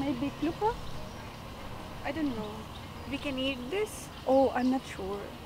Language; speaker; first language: English; non-native, learner; Russian